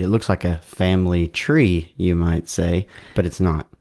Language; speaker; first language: English; native; English